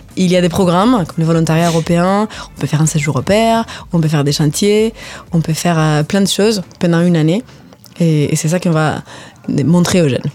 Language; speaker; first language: French; non-native, fluent; Spanish